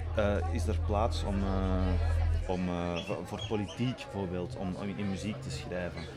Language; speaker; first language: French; non-native, fluent; Dutch